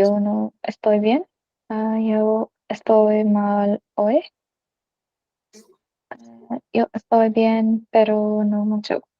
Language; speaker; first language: Spanish; non-native, learner; Hindi